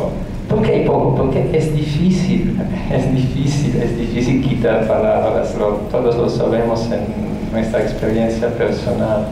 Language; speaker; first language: Spanish; non-native, fluent; Italian